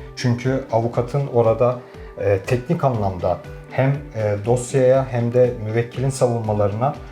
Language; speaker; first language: Turkish; native; Turkish